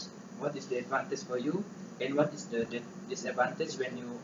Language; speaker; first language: English; non-native, learner; Malay